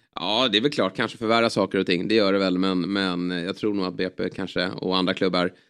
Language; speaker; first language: Swedish; native; Swedish